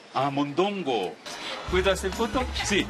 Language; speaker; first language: Spanish; non-native, learner; Korean